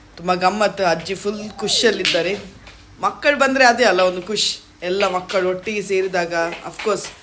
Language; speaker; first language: Kannada; native; Kannada